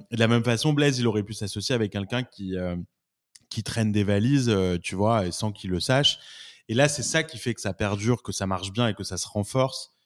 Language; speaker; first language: French; native; French